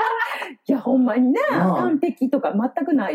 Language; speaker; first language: Japanese; native; Japanese